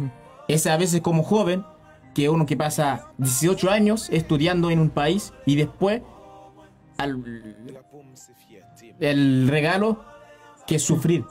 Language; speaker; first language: Spanish; non-native, learner; Haitian Creole